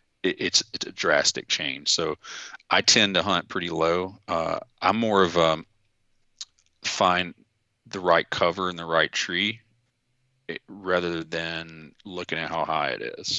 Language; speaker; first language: English; native; English